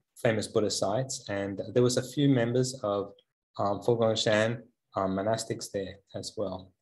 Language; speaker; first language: English; native; English